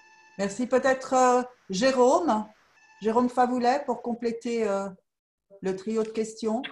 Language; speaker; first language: French; native; French